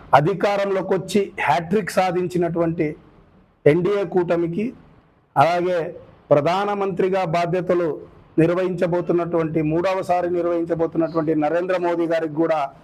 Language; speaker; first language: Telugu; native; Telugu